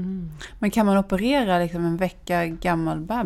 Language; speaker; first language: Swedish; native; Swedish